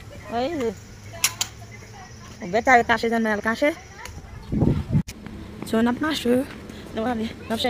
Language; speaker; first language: English; non-native, learner; Haitian Creole